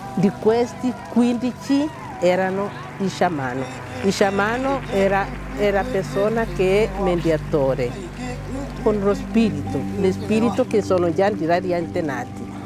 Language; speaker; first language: Italian; non-native, fluent; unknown